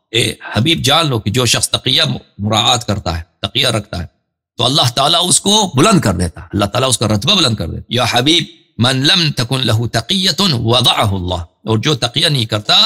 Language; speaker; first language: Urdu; non-native, fluent; Persian